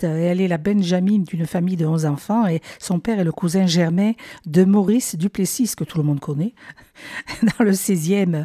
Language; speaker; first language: French; native; French